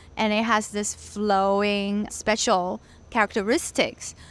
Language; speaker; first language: English; non-native, fluent; Chinese